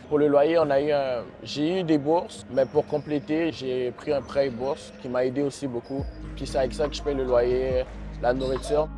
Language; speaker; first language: French; native; French